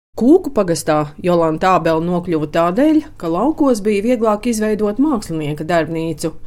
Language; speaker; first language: Latvian; native; Latvian